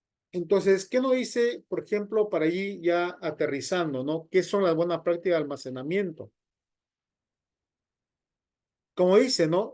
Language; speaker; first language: Spanish; native; Spanish